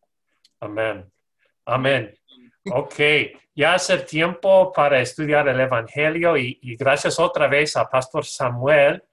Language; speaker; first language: Spanish; non-native, learner; English